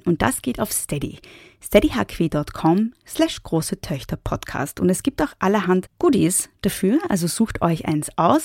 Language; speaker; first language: German; native; German